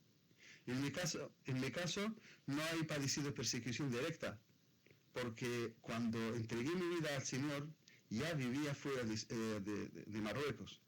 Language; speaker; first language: Spanish; non-native, fluent; Arabic